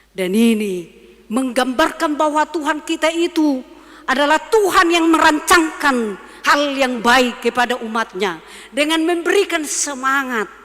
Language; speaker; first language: Indonesian; non-native, local second language; Batak Toba